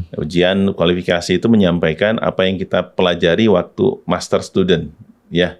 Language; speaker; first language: Indonesian; non-native, local second language; Sundanese